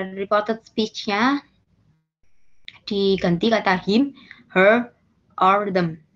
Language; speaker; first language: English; non-native, learner; Indonesian